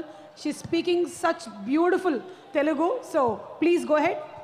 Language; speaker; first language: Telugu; native; Telugu